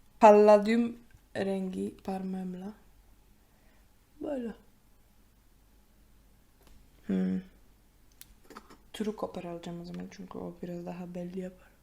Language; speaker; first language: Turkish; non-native, fluent; Polish